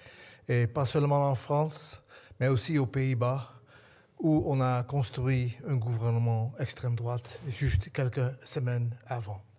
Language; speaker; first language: French; non-native, fluent; Dutch